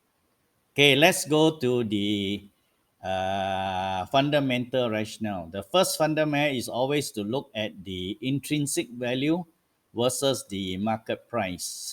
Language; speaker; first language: English; non-native, local second language; Malay